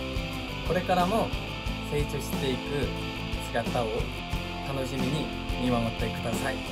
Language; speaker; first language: Japanese; non-native, fluent; Korean